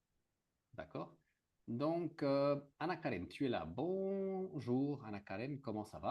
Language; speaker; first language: French; native; French